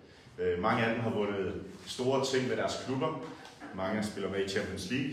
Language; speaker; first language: Danish; native; Danish